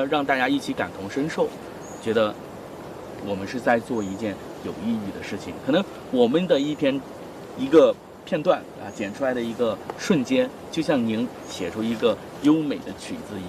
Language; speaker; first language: Chinese; native; Chinese